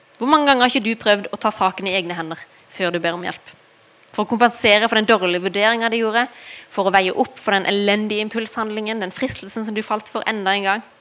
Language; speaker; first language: Norwegian; early bilingual, heritage; Norwegian